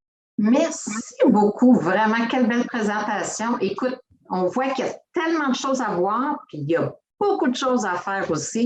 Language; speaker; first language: French; native; French